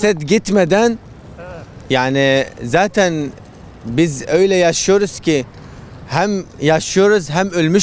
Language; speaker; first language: Turkish; non-native, fluent; Arabic